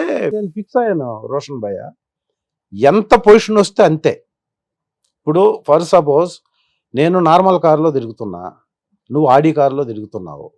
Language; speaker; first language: Telugu; native; Telugu